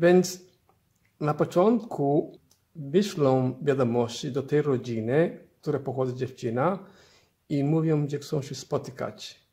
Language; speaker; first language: Polish; non-native, fluent; Somali